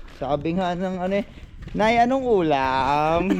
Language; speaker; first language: Filipino; native; Filipino